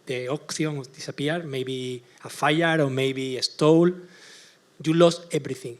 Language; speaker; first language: English; non-native, learner; Spanish